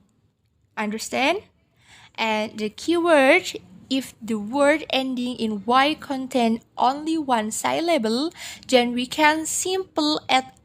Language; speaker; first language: English; non-native, learner; Indonesian